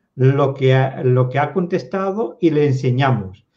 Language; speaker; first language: Spanish; non-native, fluent; Dutch